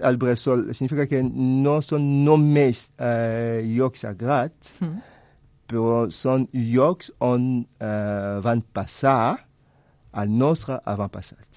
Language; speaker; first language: Catalan; non-native, fluent; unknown